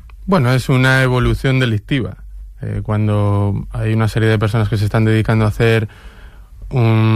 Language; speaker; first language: Spanish; native; Spanish